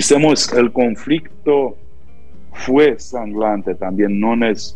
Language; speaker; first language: Spanish; non-native, fluent; Romanian